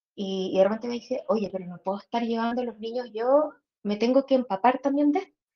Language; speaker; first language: Spanish; native; Spanish